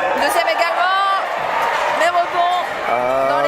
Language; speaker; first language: French; native; French